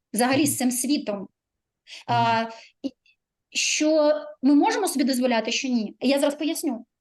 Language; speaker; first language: Ukrainian; non-native, local second language; Russian